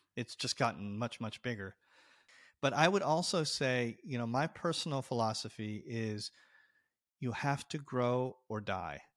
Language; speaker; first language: English; native; English